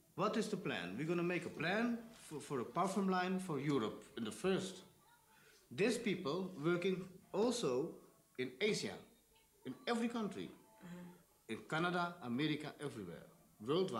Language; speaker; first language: English; non-native, fluent; Dutch